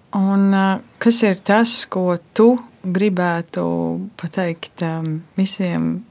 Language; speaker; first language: Latvian; native; Latvian